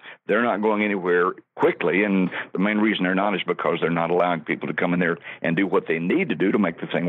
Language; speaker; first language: English; native; English